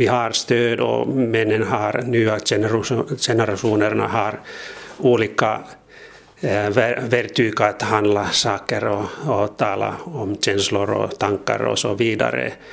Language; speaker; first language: Swedish; non-native, learner; Finnish